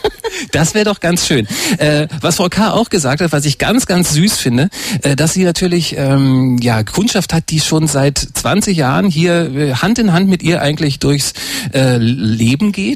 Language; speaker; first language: German; native; German